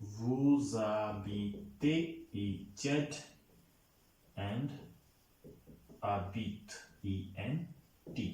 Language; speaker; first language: French; non-native, fluent; Hindi